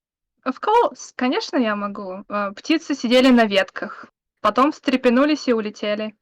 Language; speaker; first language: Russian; native; Russian